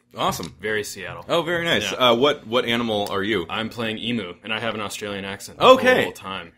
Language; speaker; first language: English; native; English